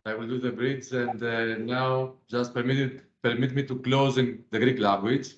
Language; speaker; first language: English; non-native, fluent; Greek